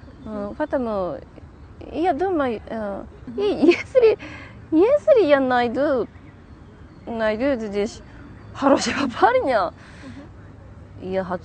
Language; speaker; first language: Russian; non-native, learner; Japanese